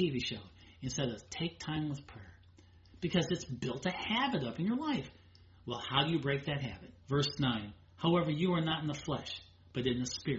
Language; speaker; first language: English; native; English